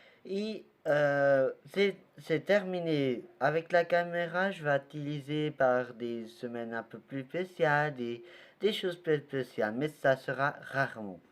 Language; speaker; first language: French; non-native, learner; Portuguese